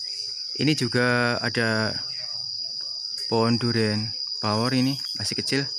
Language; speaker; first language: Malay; non-native, local second language; Javanese